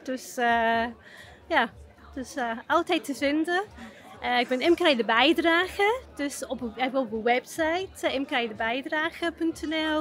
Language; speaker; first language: Dutch; non-native, fluent; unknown